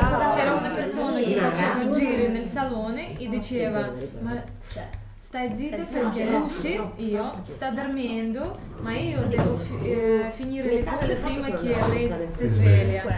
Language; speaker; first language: Italian; non-native, fluent; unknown